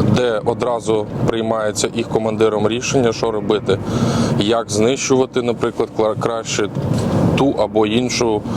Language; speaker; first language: Ukrainian; early bilingual, other home language; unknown